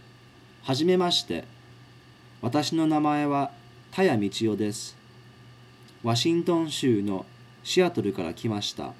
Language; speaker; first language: Japanese; early bilingual, heritage; Japanese